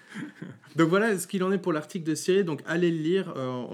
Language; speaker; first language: French; native; French